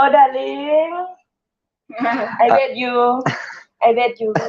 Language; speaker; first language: English; non-native, learner; Thai